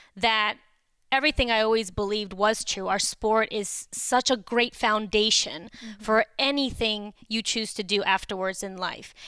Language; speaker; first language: English; early bilingual, other home language; Romanian